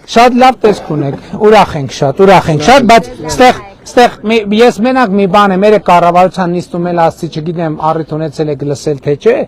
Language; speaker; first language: Armenian; native; Armenian